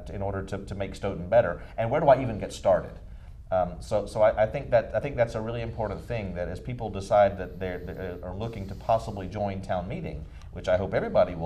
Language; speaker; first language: English; native; English